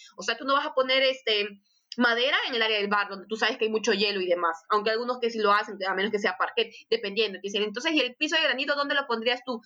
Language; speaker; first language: Spanish; native; Spanish